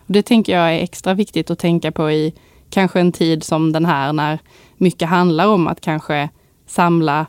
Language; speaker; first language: Swedish; native; Swedish